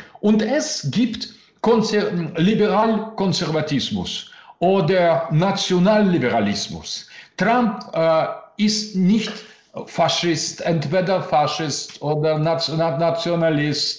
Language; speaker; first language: German; non-native, learner; Russian